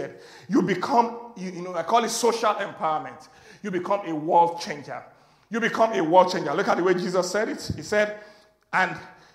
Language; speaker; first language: English; non-native, local second language; Yoruba